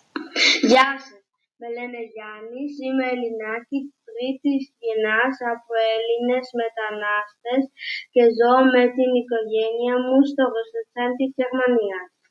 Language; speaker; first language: Greek; early bilingual, heritage; Greek